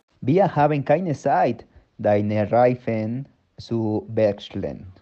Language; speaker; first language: German; non-native, learner; Spanish